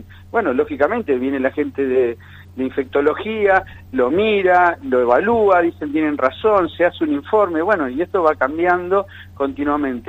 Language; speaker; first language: Spanish; native; Spanish